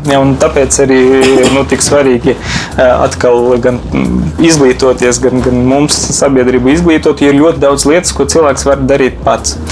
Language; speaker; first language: Latvian; non-native, local second language; Russian